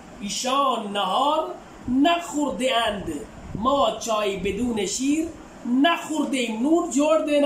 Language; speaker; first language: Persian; non-native, fluent; Urdu